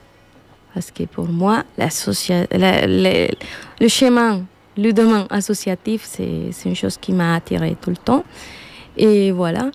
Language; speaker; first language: French; non-native, learner; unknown